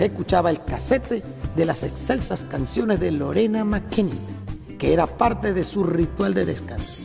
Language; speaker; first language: Spanish; native; Spanish